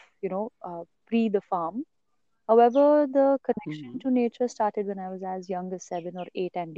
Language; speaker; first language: English; non-native, local second language; Marathi